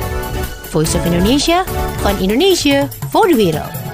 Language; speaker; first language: Dutch; non-native, fluent; Indonesian